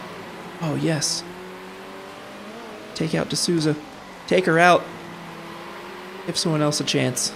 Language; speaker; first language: English; native; English